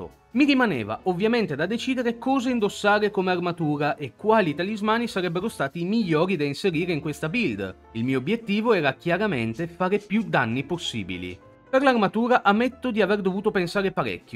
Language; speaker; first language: Italian; native; Italian